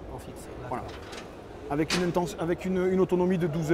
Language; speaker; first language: French; native; French